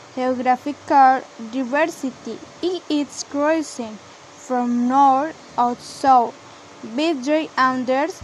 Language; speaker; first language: English; non-native, learner; Spanish